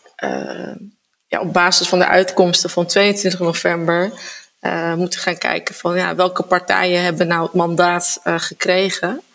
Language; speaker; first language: Dutch; native; Dutch